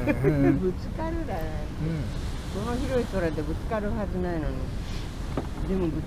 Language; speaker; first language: Japanese; native; Japanese